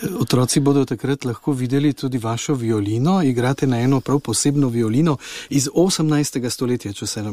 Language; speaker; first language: Slovenian; native; Slovenian